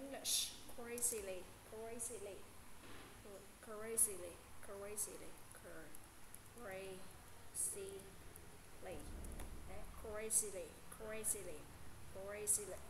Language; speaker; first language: English; non-native, learner; Vietnamese